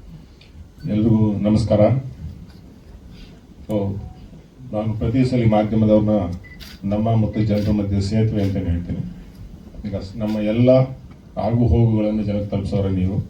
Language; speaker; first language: Kannada; native; Kannada